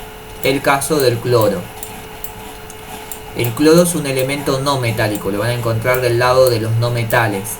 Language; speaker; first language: Spanish; native; Spanish